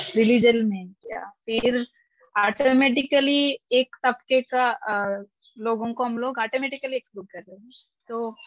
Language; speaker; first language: Hindi; non-native, local second language; Kannada